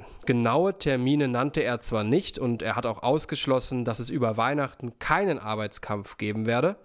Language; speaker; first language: German; native; German